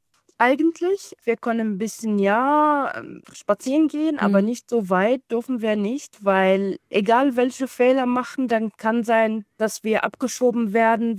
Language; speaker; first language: German; non-native, learner; Arabic